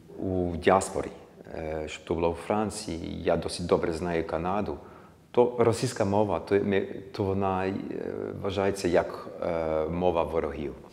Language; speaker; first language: Ukrainian; early bilingual, heritage; Ukrainian